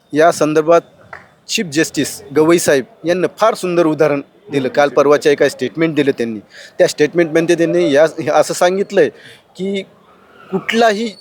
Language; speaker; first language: Marathi; native; Marathi